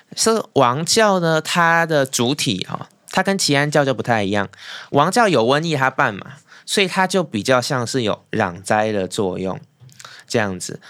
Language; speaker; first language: Chinese; native; Chinese